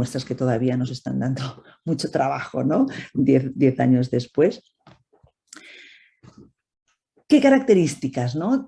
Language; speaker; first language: Spanish; native; Spanish